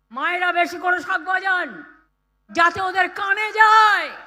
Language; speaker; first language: Bangla; native; Bangla